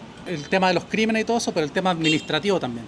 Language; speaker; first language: Spanish; native; Spanish